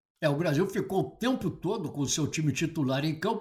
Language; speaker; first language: Portuguese; native; Portuguese